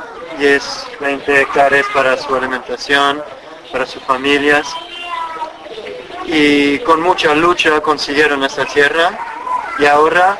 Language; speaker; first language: Spanish; non-native, fluent; English